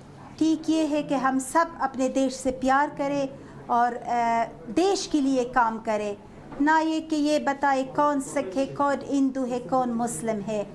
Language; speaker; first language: Hindi; non-native, fluent; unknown